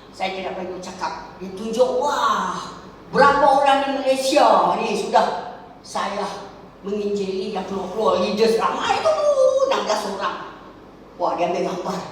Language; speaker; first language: Malay; non-native, local second language; Chinese